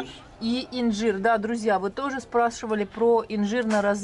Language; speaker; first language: Russian; native; Russian